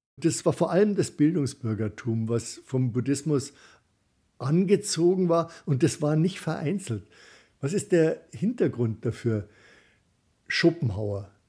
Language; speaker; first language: German; native; German